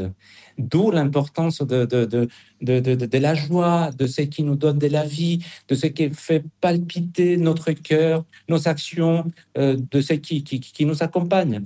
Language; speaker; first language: French; non-native, fluent; Spanish